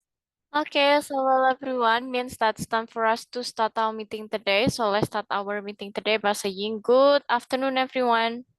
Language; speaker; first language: English; non-native, fluent; Indonesian